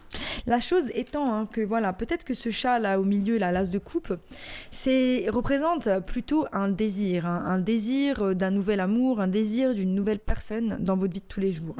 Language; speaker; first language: French; native; French